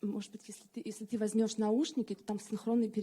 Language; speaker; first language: Russian; non-native, fluent; French